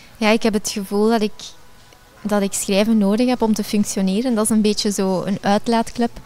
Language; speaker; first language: Dutch; native; Dutch